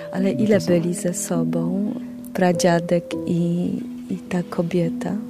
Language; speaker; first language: Polish; native; Polish